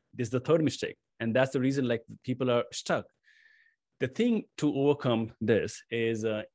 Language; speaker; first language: English; non-native, local second language; Hindi